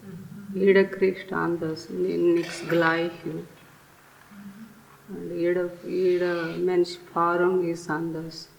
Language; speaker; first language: German; non-native, learner; Telugu